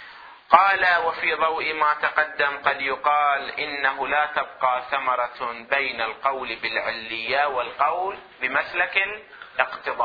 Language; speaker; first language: Arabic; native; Arabic